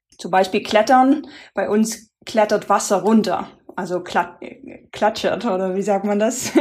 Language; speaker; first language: German; non-native, fluent; Dutch